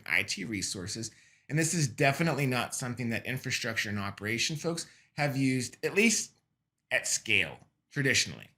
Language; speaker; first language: English; native; English